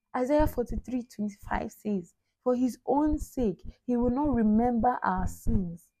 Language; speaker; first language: English; non-native, local second language; Igbo